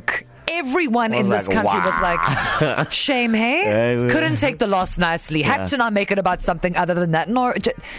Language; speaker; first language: English; native; English